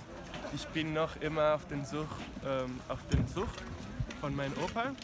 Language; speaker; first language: German; non-native, learner; Spanish